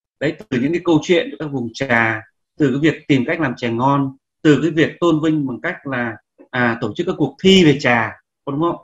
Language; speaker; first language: Vietnamese; native; Vietnamese